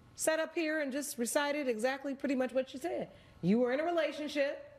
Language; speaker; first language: English; native; English